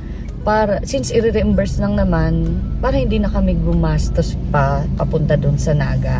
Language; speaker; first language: Filipino; native; Filipino